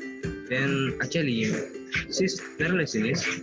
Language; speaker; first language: Turkish; non-native, learner; Indonesian